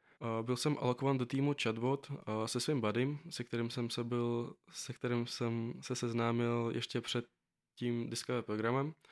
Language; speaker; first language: Czech; non-native, fluent; Azerbaijani